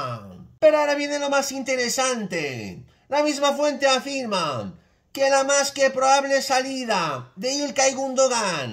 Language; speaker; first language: Spanish; native; Spanish